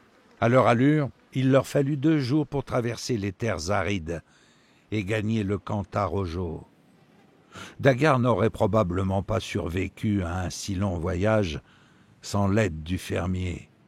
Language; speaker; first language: French; native; French